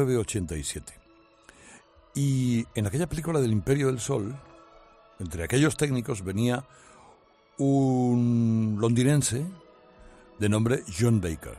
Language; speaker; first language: Spanish; native; Spanish